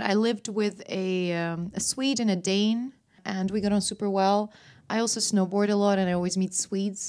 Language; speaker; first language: English; non-native, fluent; Russian